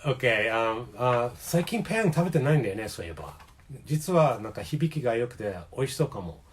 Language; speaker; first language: Japanese; non-native, fluent; English